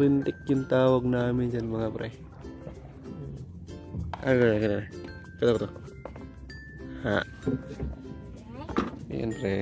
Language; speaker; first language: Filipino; non-native, local second language; Cebuano